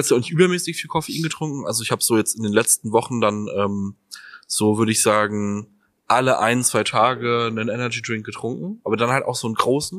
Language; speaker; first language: German; native; German